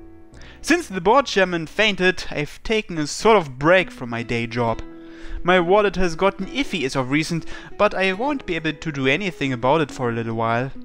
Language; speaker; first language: English; native; English